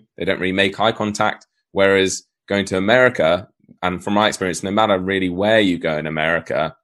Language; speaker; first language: English; native; English